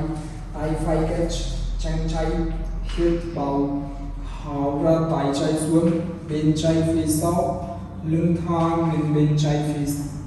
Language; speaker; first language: Vietnamese; non-native, learner; Hindi